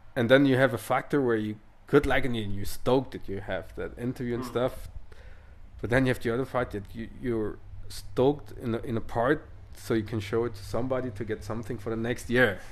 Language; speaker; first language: English; non-native, fluent; Italian